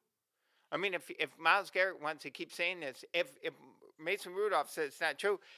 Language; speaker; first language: English; native; English